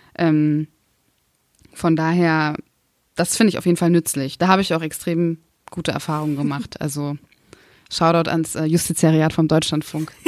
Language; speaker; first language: German; early bilingual, other home language; Kurdish